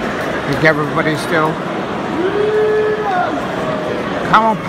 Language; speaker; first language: English; native; English